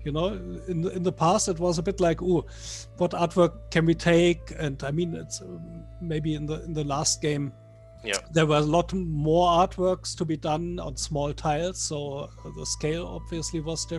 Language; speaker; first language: English; non-native, fluent; German